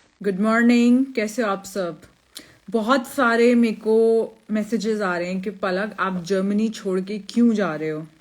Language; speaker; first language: Hindi; native; Hindi